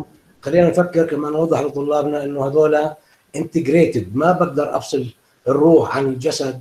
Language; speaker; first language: Arabic; native; Arabic